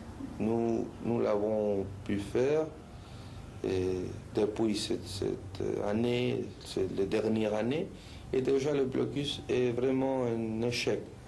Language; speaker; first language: French; non-native, fluent; Spanish